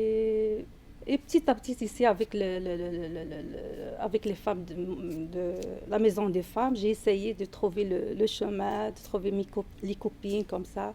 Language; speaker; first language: French; non-native, learner; Arabic